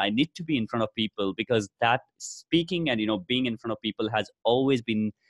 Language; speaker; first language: English; non-native, local second language; Nepali